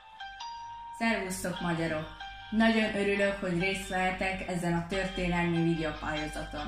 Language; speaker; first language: Hungarian; early bilingual, heritage; Hungarian